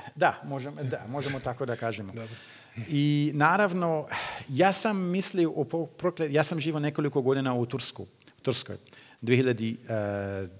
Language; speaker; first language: Bosnian; non-native, learner; German